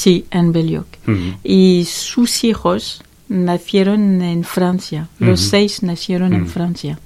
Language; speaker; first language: Spanish; non-native, learner; French